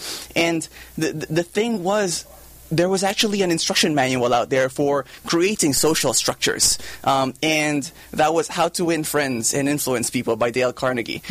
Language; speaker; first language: English; non-native, local second language; Filipino